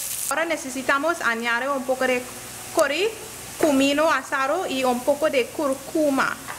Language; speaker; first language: Spanish; non-native, learner; English